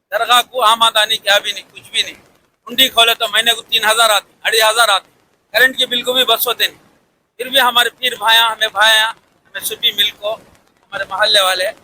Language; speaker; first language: Hindi; non-native, local second language; Urdu